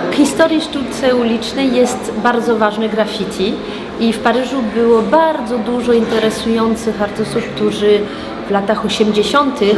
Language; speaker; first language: Polish; early bilingual, heritage; French